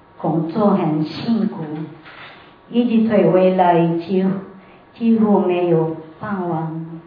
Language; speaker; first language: Chinese; non-native, fluent; Filipino